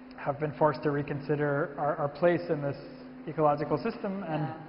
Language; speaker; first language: English; native; English